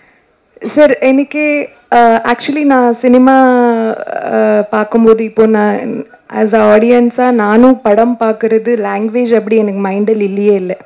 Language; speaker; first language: Tamil; non-native, learner; Kannada